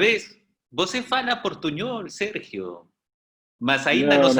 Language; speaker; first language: Portuguese; non-native, learner; Spanish